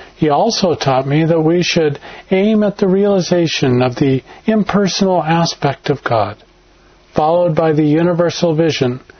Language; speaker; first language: English; native; English